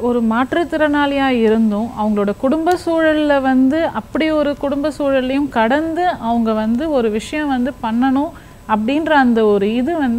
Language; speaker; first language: Tamil; native; Tamil